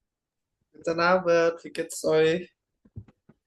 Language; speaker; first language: German; non-native, learner; Indonesian